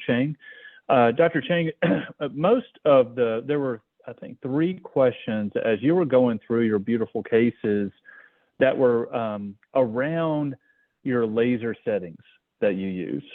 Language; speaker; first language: English; native; English